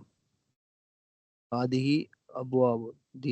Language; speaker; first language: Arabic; non-native, learner; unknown